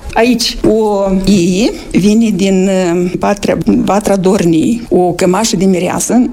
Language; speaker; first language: Romanian; native; Romanian